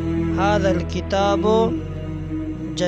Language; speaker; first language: Arabic; non-native, fluent; Persian